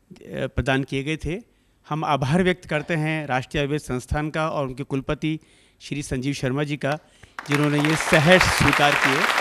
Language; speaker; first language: Hindi; native; Hindi